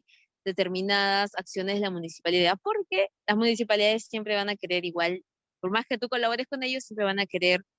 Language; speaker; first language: Spanish; native; Spanish